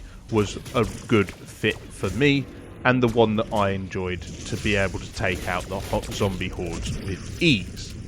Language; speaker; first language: English; native; English